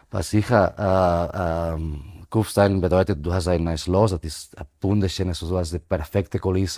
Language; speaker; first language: German; non-native, fluent; Spanish